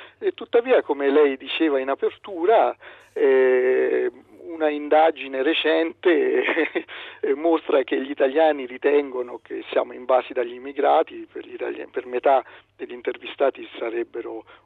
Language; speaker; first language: Italian; native; Italian